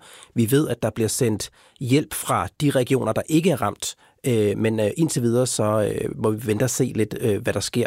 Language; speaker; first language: Danish; native; Danish